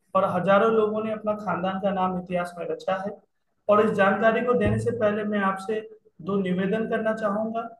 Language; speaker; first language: Hindi; non-native, local second language; Nepali